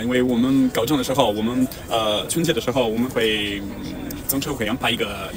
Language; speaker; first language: Chinese; non-native, fluent; Italian